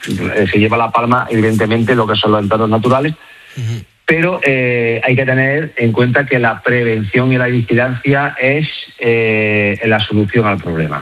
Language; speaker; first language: Spanish; native; Spanish